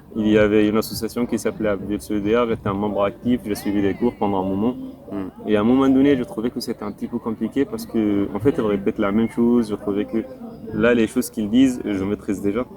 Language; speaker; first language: French; non-native, fluent; Arabic